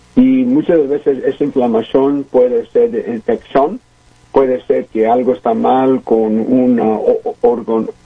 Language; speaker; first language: Spanish; early bilingual, heritage; Spanish